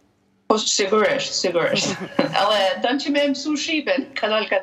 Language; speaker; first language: Albanian; native; Albanian